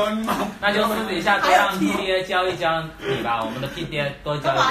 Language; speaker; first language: Chinese; native; Chinese